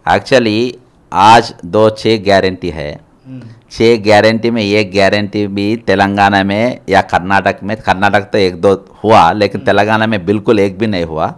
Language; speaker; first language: Hindi; non-native, local second language; Telugu